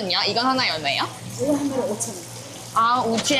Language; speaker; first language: Korean; non-native, learner; Chinese